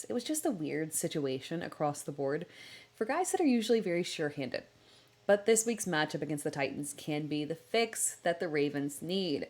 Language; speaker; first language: English; native; English